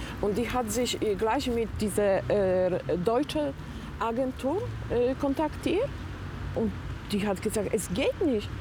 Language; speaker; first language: German; non-native, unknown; Polish